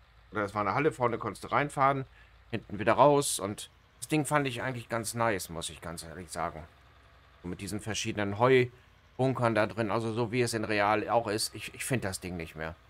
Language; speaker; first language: German; native; German